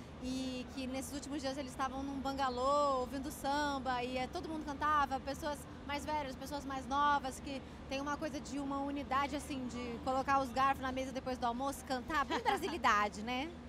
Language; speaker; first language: Portuguese; native; Portuguese